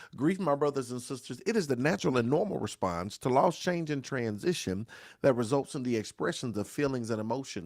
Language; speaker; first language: English; native; English